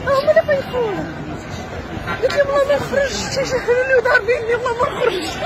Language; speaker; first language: Arabic; native; Arabic